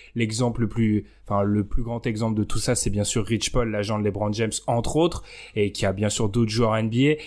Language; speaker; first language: French; native; French